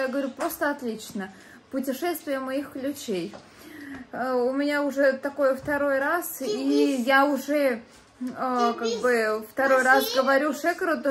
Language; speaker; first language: Russian; native; Russian